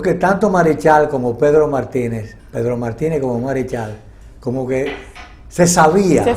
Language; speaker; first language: Spanish; native; Spanish